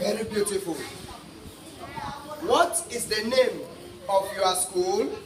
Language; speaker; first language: English; non-native, learner; Thai